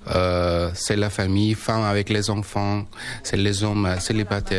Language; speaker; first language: French; non-native, learner; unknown